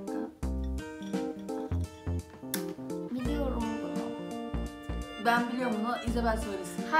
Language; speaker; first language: Turkish; native; Turkish